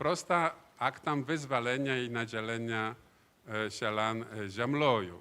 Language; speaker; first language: Polish; non-native, learner; Belarusian